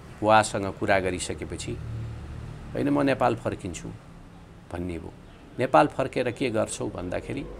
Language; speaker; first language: Nepali; native; Nepali